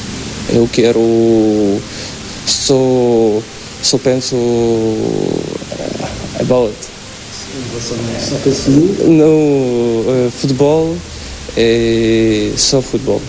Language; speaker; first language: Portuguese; non-native, learner; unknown